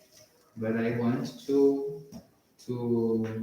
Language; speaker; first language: English; non-native, learner; Portuguese